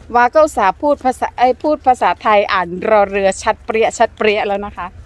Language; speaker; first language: Thai; non-native, local second language; Northern Khmer